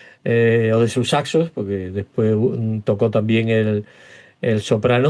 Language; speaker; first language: Spanish; native; Spanish